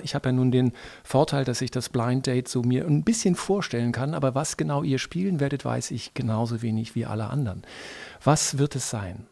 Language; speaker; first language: German; native; German